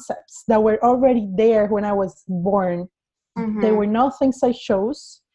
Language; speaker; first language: English; non-native, fluent; Spanish